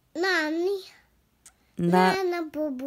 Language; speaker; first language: Russian; early bilingual, heritage; Russian